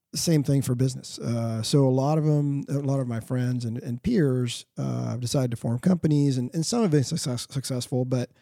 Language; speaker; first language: English; early bilingual, other home language; Spanish